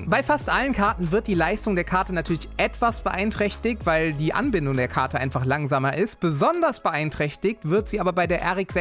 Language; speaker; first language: German; native; German